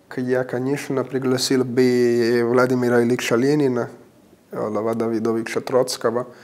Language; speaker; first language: Russian; non-native, fluent; Italian